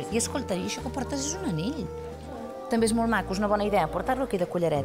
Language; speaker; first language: Catalan; native; Catalan